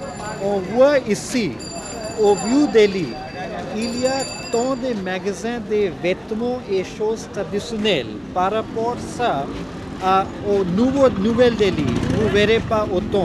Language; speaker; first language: French; non-native, fluent; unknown